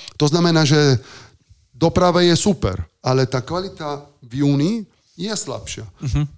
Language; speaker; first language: Slovak; non-native, fluent; Italian